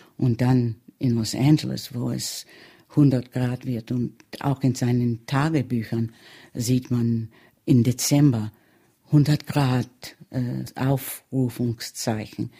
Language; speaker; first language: German; early bilingual, heritage; German